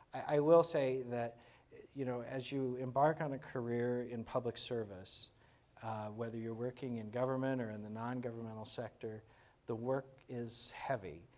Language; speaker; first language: English; native; English